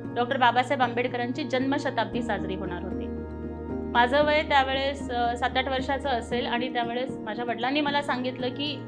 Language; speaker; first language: Marathi; non-native, local second language; Telugu